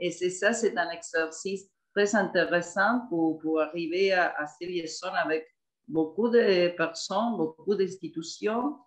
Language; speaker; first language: French; non-native, fluent; Spanish